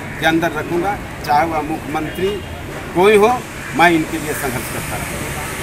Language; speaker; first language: Hindi; native; Hindi